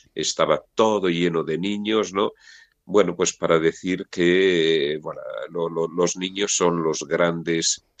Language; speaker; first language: Spanish; native; Spanish